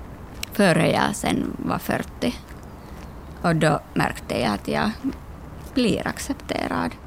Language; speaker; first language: Swedish; non-native, local second language; Finnish